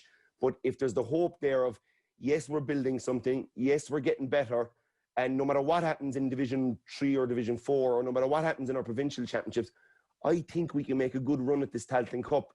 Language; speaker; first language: English; native; English